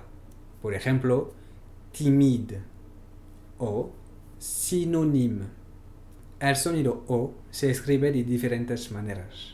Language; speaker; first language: Spanish; non-native, fluent; French